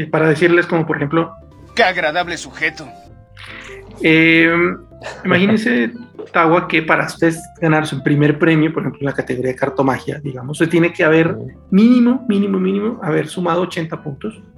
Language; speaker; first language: Spanish; native; Spanish